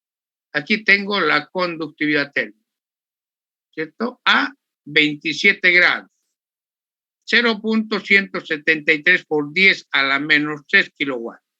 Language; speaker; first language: Spanish; native; Spanish